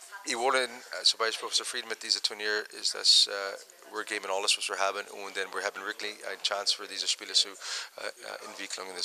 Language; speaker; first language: German; non-native, learner; English